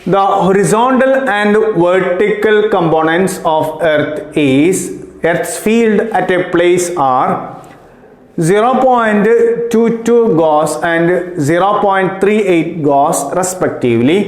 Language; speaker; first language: English; non-native, local second language; Malayalam